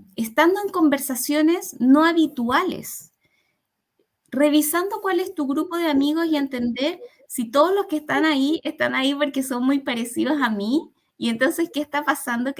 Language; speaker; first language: Spanish; early bilingual, other home language; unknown